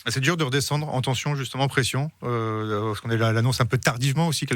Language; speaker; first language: French; native; French